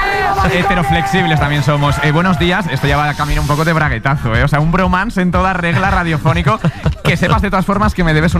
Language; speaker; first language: Spanish; native; Spanish